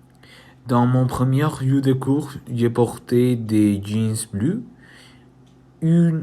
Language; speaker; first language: French; non-native, learner; Spanish